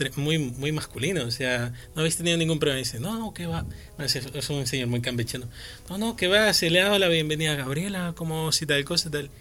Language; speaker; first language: Spanish; native; Spanish